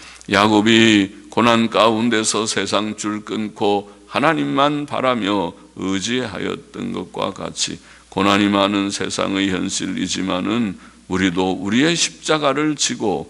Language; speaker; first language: Korean; native; Korean